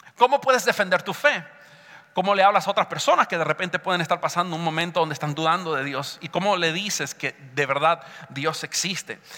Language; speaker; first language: Spanish; early bilingual, heritage; Spanish